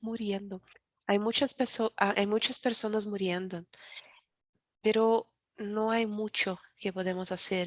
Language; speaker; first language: Spanish; non-native, learner; Portuguese